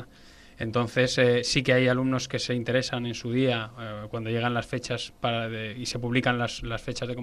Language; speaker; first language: Spanish; native; Spanish